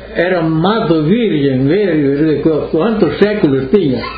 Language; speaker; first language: Portuguese; non-native, local second language; Italian